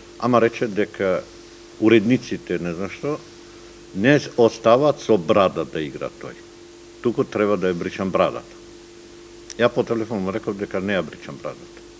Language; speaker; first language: Macedonian; non-native, local second language; Turkish